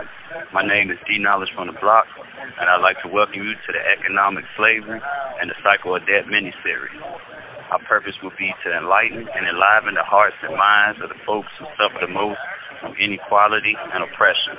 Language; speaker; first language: English; native; English